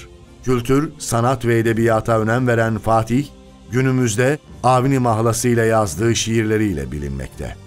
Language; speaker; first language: Turkish; native; Turkish